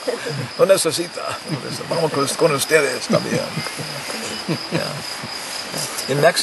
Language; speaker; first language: Spanish; non-native, learner; English